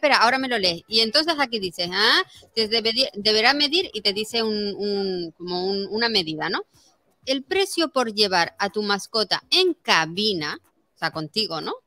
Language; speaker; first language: Spanish; native; Spanish